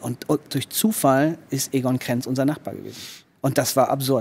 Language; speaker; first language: German; native; German